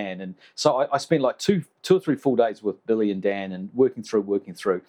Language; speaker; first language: English; native; English